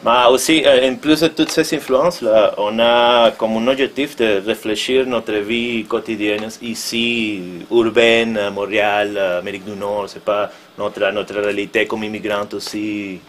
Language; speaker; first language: French; non-native, fluent; Spanish